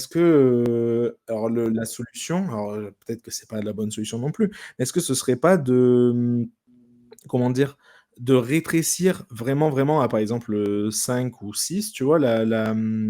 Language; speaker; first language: French; native; French